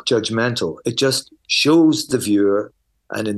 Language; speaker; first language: English; native; English